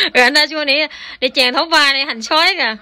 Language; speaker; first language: Vietnamese; native; Vietnamese